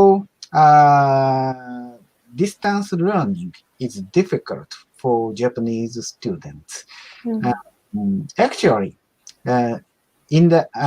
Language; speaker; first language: English; non-native, learner; Japanese